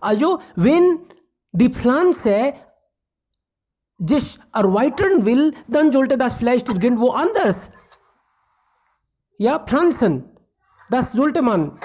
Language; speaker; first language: German; non-native, fluent; Hindi